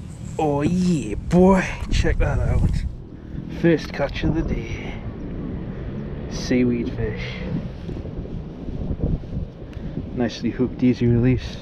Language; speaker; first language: English; native; English